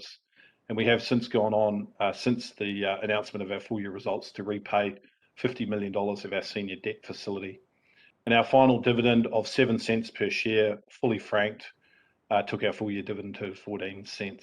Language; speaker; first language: English; native; English